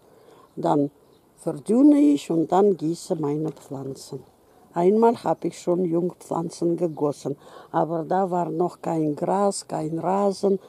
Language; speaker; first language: German; non-native, fluent; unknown